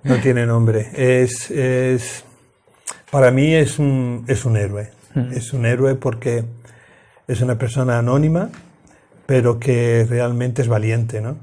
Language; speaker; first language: Spanish; native; Spanish